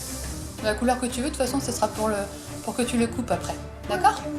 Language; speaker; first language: French; native; French